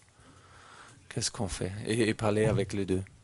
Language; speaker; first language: French; non-native, learner; German